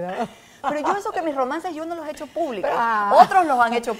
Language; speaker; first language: Spanish; native; Spanish